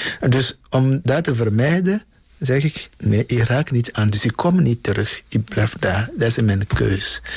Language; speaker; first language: Dutch; non-native, fluent; Ewe